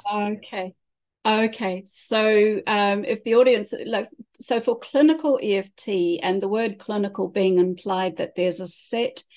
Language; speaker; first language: English; native; English